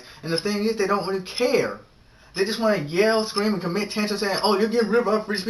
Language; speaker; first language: English; native; English